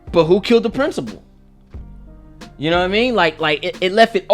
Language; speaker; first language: English; native; English